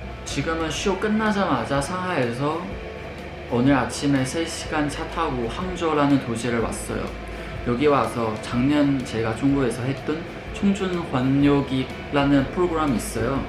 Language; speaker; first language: Korean; non-native, fluent; Chinese